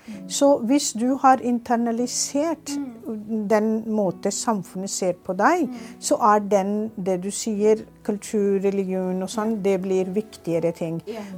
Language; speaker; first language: Norwegian; non-native, fluent; Urdu